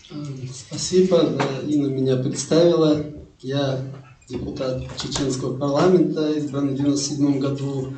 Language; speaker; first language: Russian; non-native, local second language; Chechen